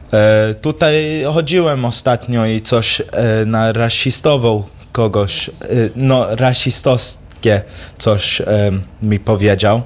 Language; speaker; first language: Polish; early bilingual, heritage; English